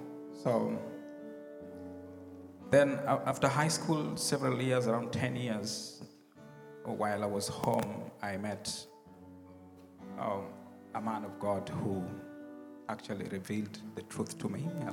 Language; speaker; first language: English; non-native, local second language; Luo (Kenya and Tanzania)